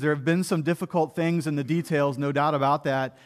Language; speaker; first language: English; native; English